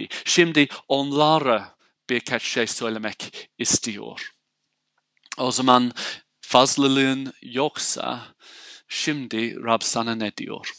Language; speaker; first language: Turkish; non-native, fluent; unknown